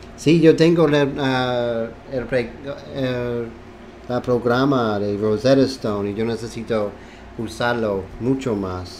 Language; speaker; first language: Spanish; non-native, learner; English